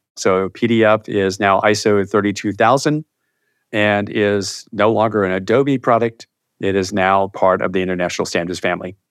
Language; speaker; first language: English; native; English